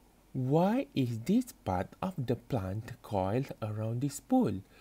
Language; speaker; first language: English; non-native, local second language; Malay